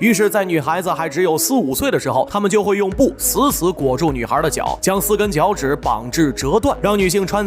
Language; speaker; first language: Chinese; native; Chinese